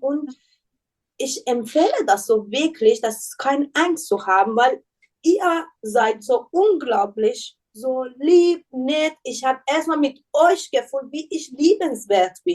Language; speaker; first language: German; non-native, learner; Persian